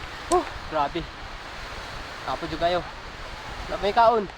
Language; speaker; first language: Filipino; non-native, local second language; Cebuano